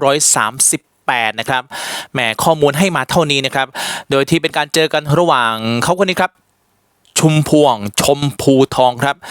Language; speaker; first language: Thai; native; Thai